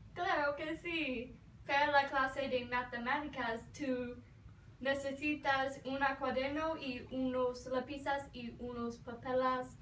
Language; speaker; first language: Spanish; non-native, learner; English